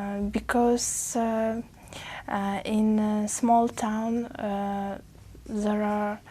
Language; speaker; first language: English; non-native, learner; Uzbek